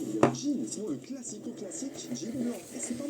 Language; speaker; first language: French; native; French